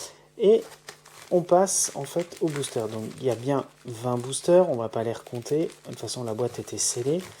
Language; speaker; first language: French; native; French